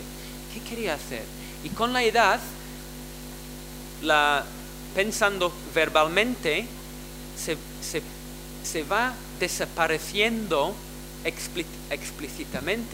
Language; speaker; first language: Spanish; non-native, fluent; English